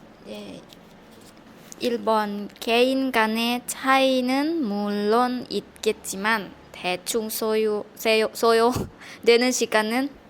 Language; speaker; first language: Korean; non-native, fluent; Lao